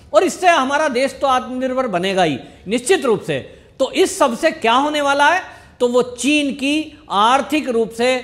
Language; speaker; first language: Hindi; native; Hindi